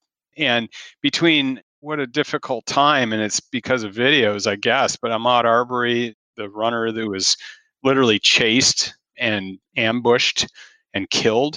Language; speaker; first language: English; native; English